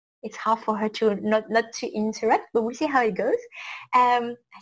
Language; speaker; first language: English; non-native, fluent; French